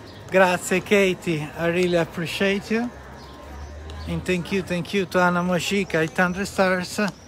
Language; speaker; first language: English; non-native, fluent; Italian